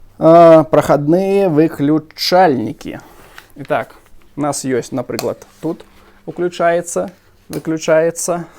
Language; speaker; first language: Belarusian; non-native, local second language; Russian